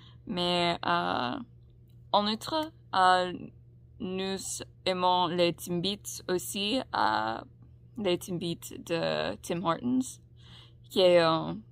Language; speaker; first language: French; non-native, learner; English